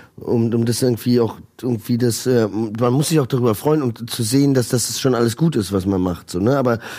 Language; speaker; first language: German; early bilingual, heritage; Croatian